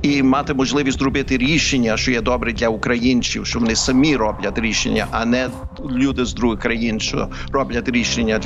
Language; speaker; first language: Ukrainian; early bilingual, heritage; Ukrainian